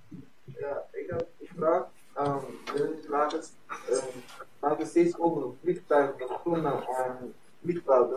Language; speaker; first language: Dutch; non-native, local second language; Papiamento